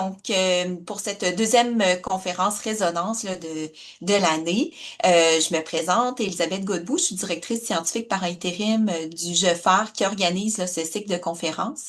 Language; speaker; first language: French; native; French